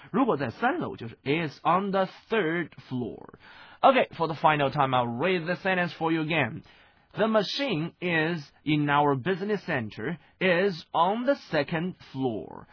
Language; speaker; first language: English; non-native, fluent; Chinese